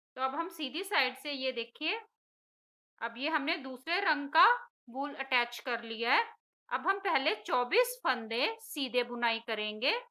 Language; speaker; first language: Hindi; native; Hindi